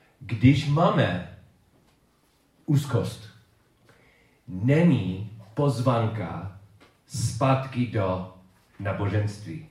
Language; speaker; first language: Czech; non-native, learner; English